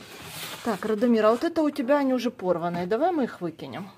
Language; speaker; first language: Russian; native; Russian